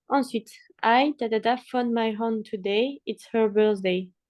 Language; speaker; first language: English; non-native, fluent; French